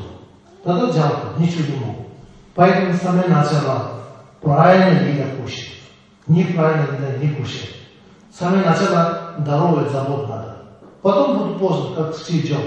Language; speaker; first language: Russian; non-native, learner; Tibetan